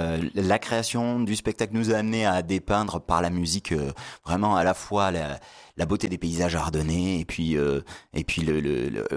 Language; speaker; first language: French; native; French